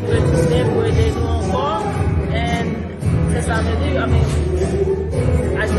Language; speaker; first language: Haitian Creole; early bilingual, heritage; Haitian Creole